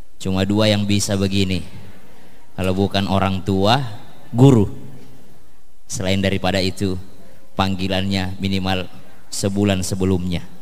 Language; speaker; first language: Indonesian; native; Indonesian